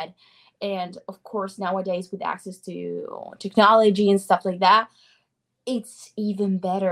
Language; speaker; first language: English; non-native, fluent; Italian